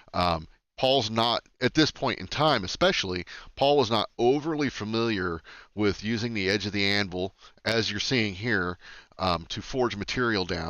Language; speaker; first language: English; native; English